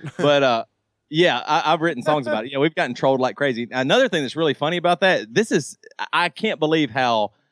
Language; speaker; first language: English; native; English